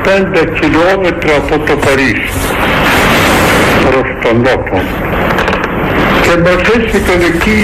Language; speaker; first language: Greek; non-native, fluent; Russian